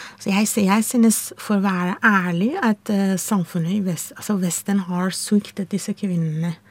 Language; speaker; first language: Norwegian; non-native, fluent; Persian